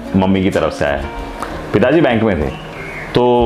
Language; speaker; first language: Hindi; non-native, local second language; Gujarati